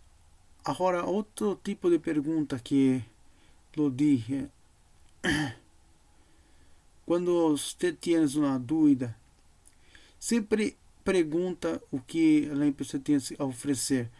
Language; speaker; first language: Portuguese; non-native, learner; Spanish